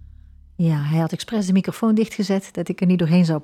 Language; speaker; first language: Dutch; native; Dutch